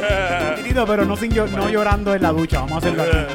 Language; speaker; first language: Spanish; native; Spanish